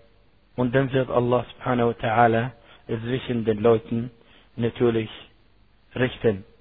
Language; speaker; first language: German; non-native, fluent; Arabic